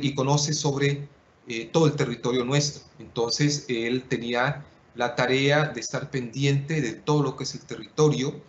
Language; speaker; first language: Spanish; non-native, local second language; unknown